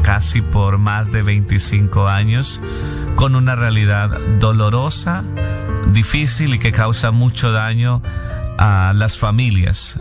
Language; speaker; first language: Spanish; native; Spanish